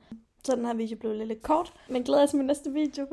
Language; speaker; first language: Danish; native; Danish